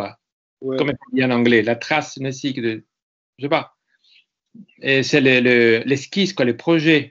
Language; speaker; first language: French; non-native, fluent; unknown